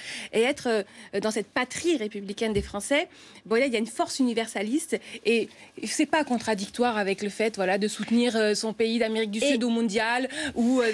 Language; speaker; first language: French; native; French